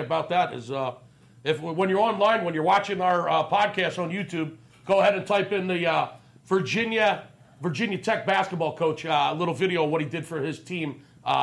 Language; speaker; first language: English; native; English